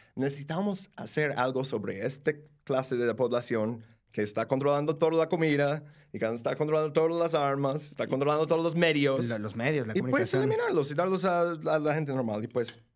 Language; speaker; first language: Spanish; non-native, fluent; English